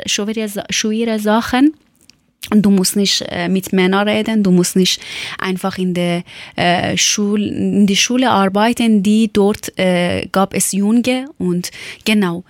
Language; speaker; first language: German; non-native, learner; Persian